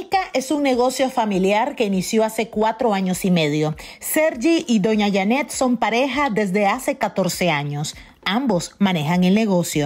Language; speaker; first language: Spanish; native; Spanish